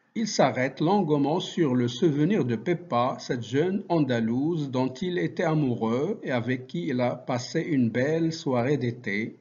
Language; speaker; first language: French; non-native, local second language; Arabic